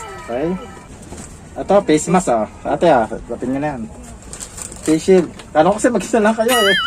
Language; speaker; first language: Filipino; native; Filipino